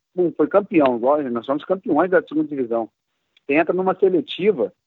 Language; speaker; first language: Portuguese; native; Portuguese